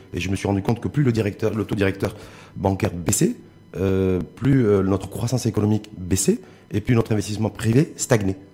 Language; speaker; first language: French; non-native, local second language; Arabic